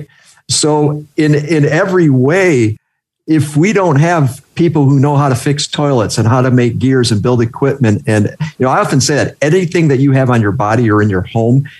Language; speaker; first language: English; native; English